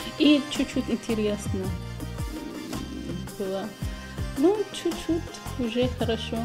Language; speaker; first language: Russian; non-native, learner; Arabic